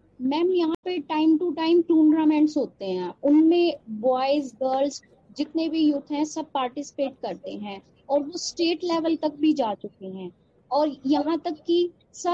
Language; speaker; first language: Hindi; native; Hindi